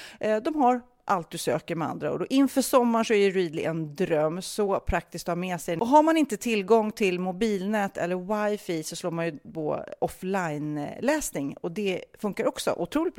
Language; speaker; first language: Swedish; native; Swedish